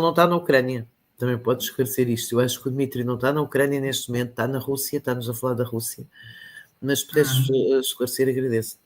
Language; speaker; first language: Portuguese; native; Portuguese